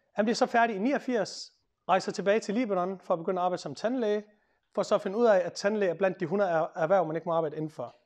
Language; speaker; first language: Danish; native; Danish